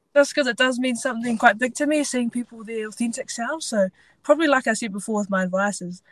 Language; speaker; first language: English; native; English